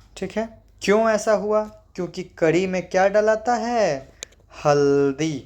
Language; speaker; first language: Hindi; native; Hindi